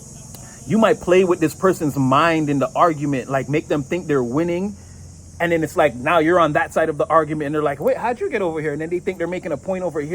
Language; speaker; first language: English; native; English